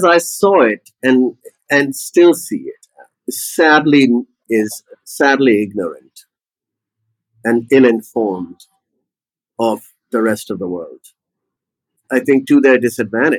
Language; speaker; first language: English; non-native, local second language; Urdu